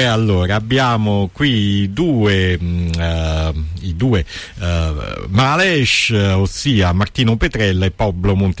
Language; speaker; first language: Italian; native; Italian